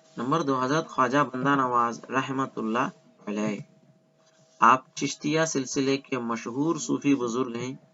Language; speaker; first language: Urdu; native; Urdu